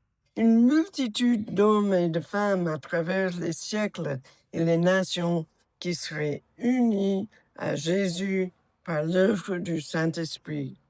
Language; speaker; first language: French; non-native, fluent; English